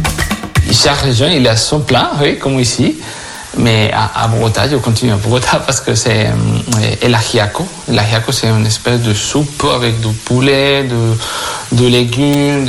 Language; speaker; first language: French; non-native, fluent; Spanish